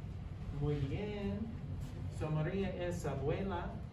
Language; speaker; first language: Spanish; non-native, fluent; English